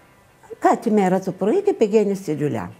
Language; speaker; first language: Greek; non-native, learner; Bulgarian